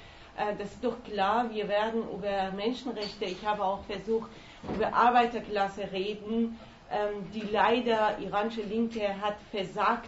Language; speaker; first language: German; non-native, fluent; Persian